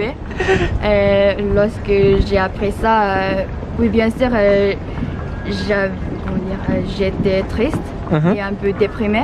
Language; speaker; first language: French; non-native, fluent; Japanese